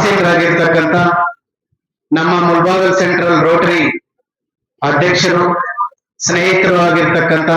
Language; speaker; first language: Kannada; native; Kannada